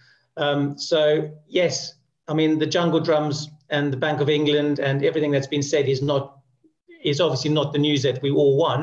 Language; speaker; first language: English; native; English